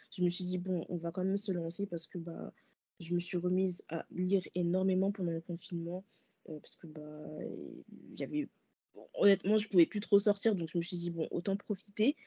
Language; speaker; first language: French; early bilingual, other home language; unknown